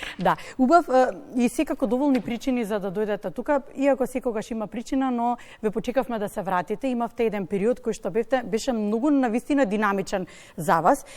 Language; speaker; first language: Macedonian; native; Macedonian